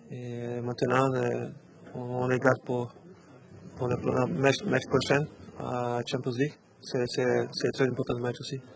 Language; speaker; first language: French; non-native, learner; Portuguese